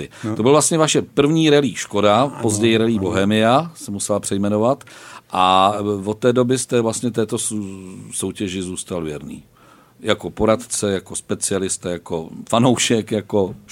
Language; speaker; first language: Czech; native; Czech